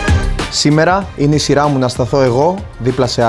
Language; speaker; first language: Greek; native; Greek